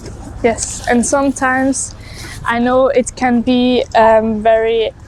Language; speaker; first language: English; non-native, fluent; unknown